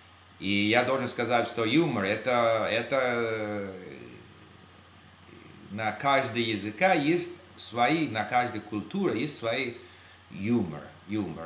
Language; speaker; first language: Russian; non-native, learner; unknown